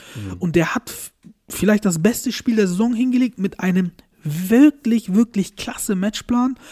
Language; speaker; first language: German; early bilingual, other home language; Turkish